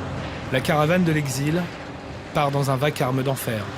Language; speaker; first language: French; native; French